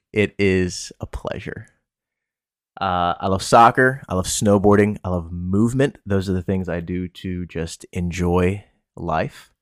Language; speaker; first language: English; native; English